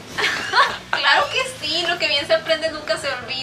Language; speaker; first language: Spanish; native; Spanish